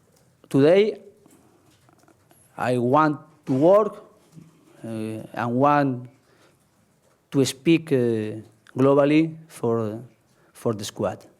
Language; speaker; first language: English; non-native, learner; Spanish